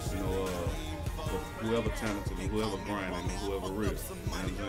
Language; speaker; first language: English; native; English